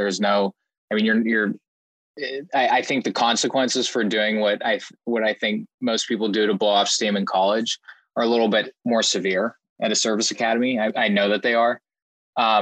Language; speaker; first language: English; native; English